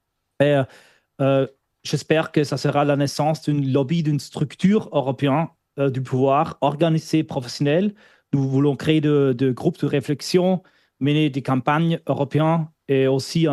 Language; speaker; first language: French; non-native, fluent; German